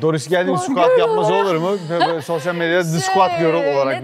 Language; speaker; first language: Turkish; native; Turkish